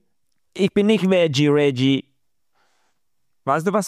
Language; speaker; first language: German; non-native, fluent; Romanian